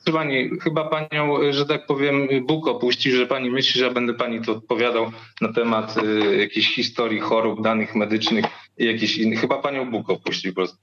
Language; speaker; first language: Polish; native; Polish